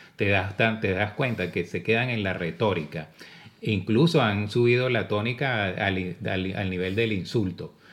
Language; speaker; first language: Spanish; native; Spanish